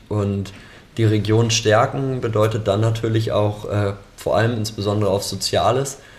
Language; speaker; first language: German; native; German